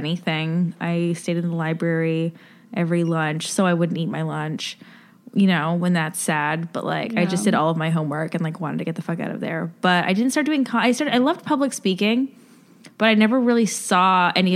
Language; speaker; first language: English; native; English